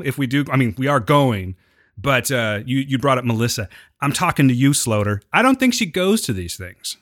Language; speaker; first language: English; native; English